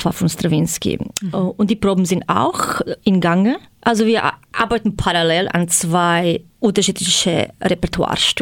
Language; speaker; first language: German; non-native, fluent; Croatian